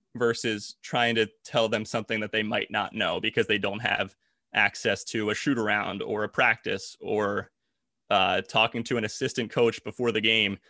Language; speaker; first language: English; native; English